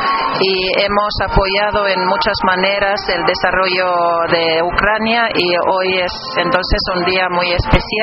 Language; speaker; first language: Spanish; non-native, fluent; Finnish